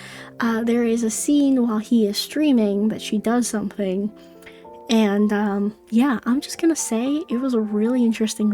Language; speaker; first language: English; native; English